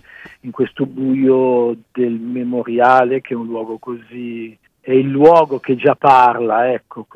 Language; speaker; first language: Italian; native; Italian